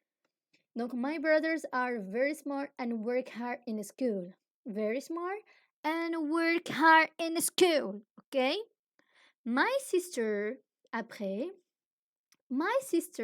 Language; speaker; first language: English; non-native, fluent; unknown